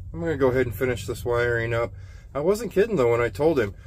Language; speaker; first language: English; native; English